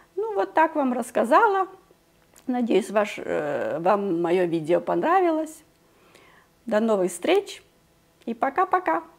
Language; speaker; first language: Russian; native; Russian